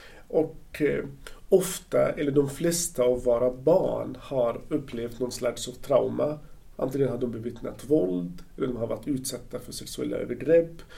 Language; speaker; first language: Swedish; non-native, fluent; Arabic